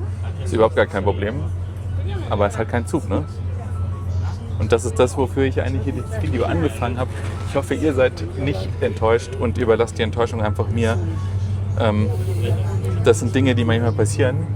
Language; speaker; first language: German; native; German